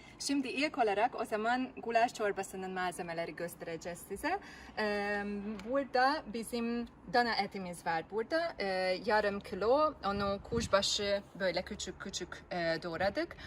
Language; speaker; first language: Turkish; non-native, fluent; Hungarian